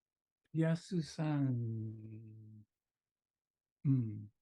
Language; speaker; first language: Japanese; non-native, learner; English